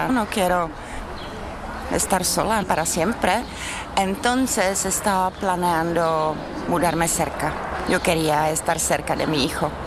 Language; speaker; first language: Spanish; non-native, learner; Czech